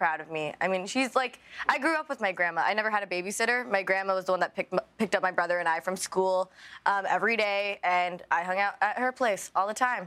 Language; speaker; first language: English; native; English